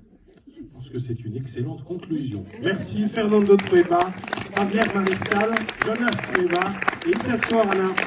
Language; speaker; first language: French; native; French